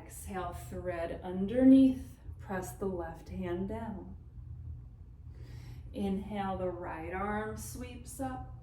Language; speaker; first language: English; native; English